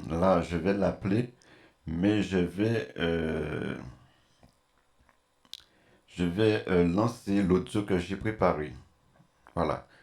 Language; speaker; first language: French; native; French